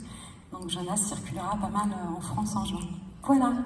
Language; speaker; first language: French; native; French